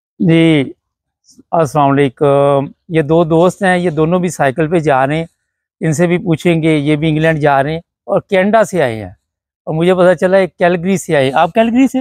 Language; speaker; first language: Urdu; native; Urdu